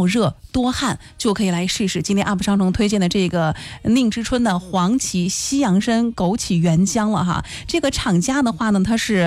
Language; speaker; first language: Chinese; native; Chinese